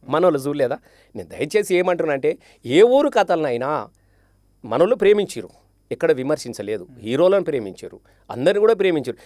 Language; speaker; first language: Telugu; native; Telugu